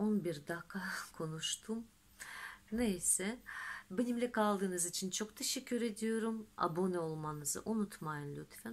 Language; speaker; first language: Turkish; non-native, fluent; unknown